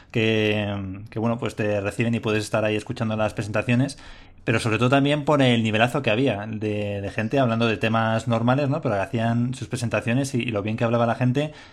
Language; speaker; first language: Spanish; native; Spanish